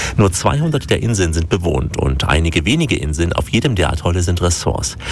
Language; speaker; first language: German; native; German